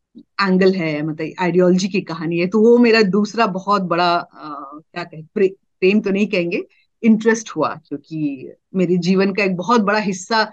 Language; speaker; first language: Hindi; native; Hindi